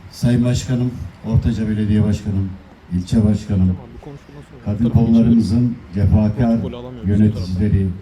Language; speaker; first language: Turkish; native; Turkish